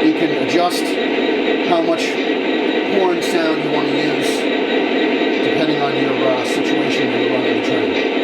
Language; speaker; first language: English; native; English